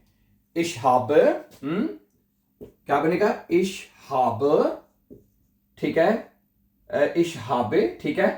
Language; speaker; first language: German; non-native, fluent; Urdu